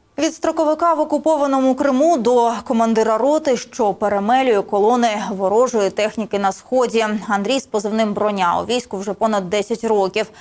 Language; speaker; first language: Ukrainian; native; Ukrainian